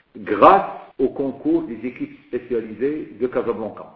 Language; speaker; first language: French; non-native, local second language; Arabic